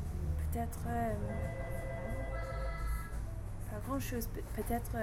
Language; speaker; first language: French; non-native, learner; English